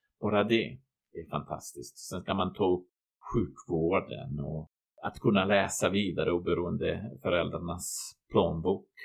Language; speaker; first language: Swedish; non-native, fluent; Croatian